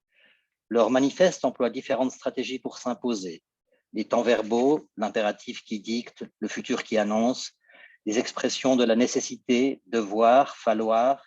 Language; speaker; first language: French; native; French